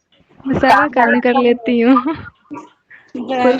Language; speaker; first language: Urdu; native; Urdu